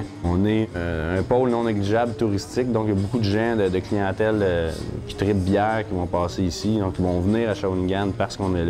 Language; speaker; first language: French; native; French